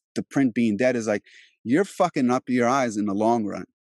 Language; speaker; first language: English; early bilingual, other home language; Albanian